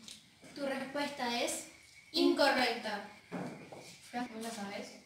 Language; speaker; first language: Spanish; native; Spanish